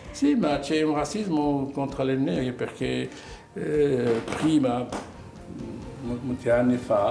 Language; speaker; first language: Italian; non-native, learner; Arabic